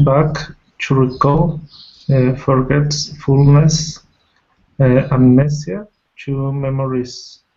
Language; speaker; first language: English; non-native, learner; Spanish